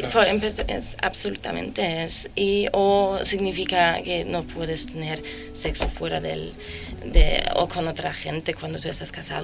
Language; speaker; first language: Spanish; non-native, fluent; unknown